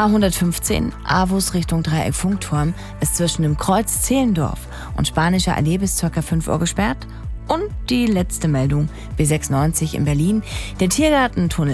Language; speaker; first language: German; native; German